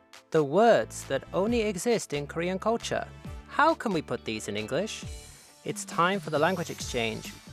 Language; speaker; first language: English; native; English